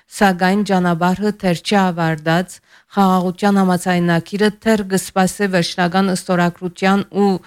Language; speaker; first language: Armenian; early bilingual, heritage; Armenian